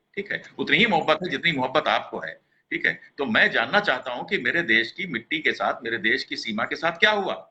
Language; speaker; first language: Hindi; native; Hindi